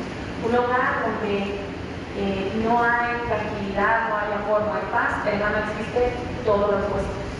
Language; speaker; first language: Spanish; native; Spanish